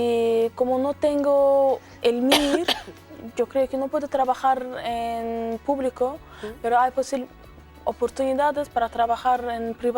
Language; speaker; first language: Spanish; non-native, learner; Azerbaijani